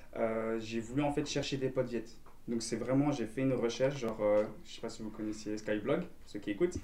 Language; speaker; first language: French; native; French